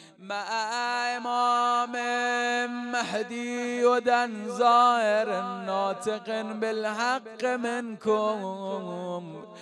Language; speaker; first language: Arabic; non-native, fluent; Persian